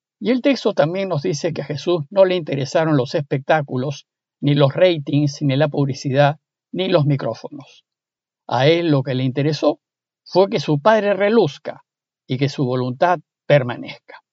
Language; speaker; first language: Spanish; native; Spanish